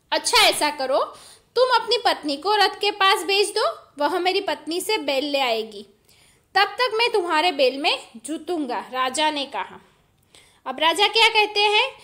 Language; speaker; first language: Hindi; non-native, local second language; Gujarati